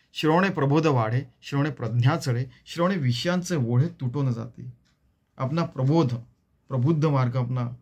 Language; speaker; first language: Hindi; non-native, local second language; Marathi